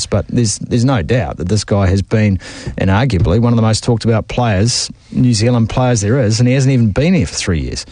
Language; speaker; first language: English; native; English